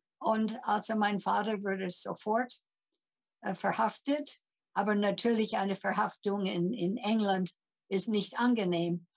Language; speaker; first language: German; early bilingual, heritage; English